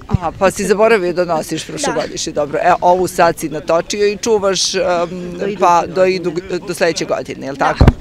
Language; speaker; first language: Serbian; native; Serbian